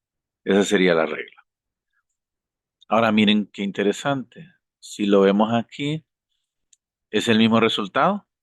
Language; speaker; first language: Spanish; native; Spanish